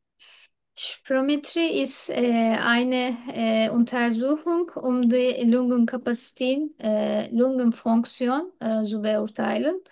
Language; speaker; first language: German; non-native, learner; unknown